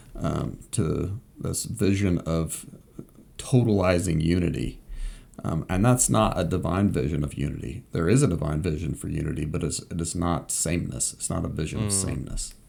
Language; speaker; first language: English; native; English